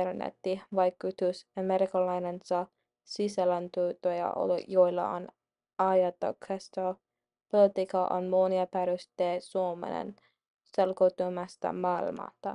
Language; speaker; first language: Finnish; non-native, learner; English